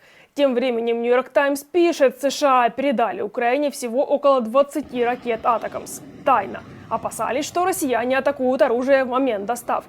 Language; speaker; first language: Russian; native; Russian